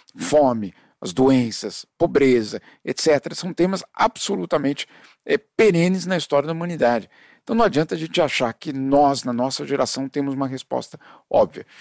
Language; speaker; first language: Portuguese; native; Portuguese